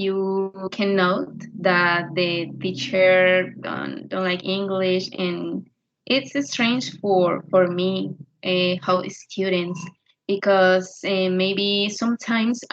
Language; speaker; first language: English; non-native, learner; Spanish